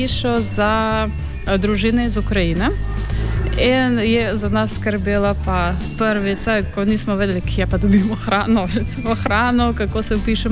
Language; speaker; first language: Slovenian; non-native, fluent; Ukrainian